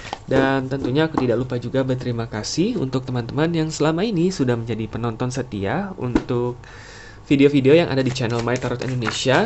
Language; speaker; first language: Indonesian; native; Indonesian